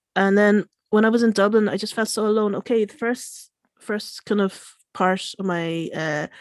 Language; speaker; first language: English; native; English